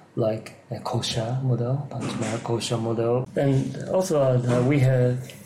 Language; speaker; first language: English; non-native, fluent; Japanese